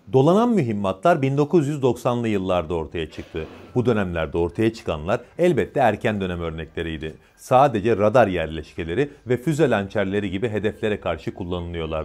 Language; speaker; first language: Turkish; native; Turkish